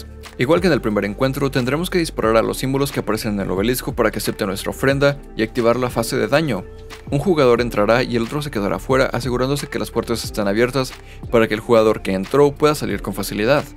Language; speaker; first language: Spanish; native; Spanish